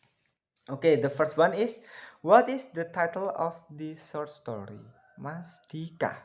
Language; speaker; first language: English; non-native, learner; Indonesian